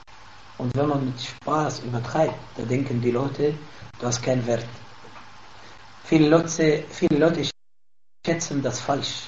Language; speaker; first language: German; non-native, fluent; Arabic